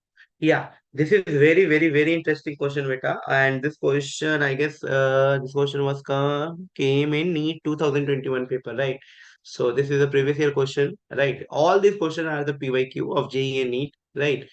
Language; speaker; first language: English; non-native, local second language; Hindi